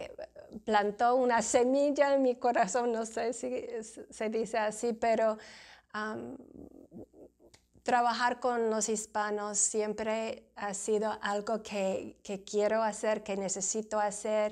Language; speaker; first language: Spanish; non-native, fluent; English